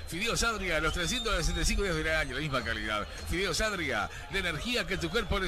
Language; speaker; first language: Spanish; native; Spanish